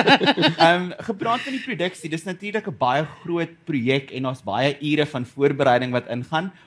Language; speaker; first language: Afrikaans; native; Afrikaans